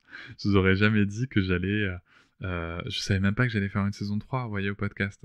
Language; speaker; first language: French; native; French